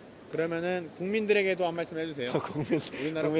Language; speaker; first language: Korean; native; Korean